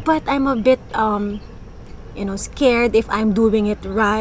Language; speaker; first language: English; non-native, fluent; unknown